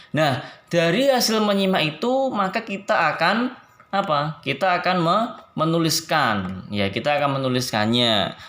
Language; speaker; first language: Indonesian; non-native, local second language; Javanese